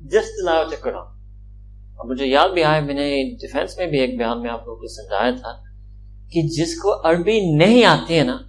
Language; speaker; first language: Urdu; early bilingual, heritage; Urdu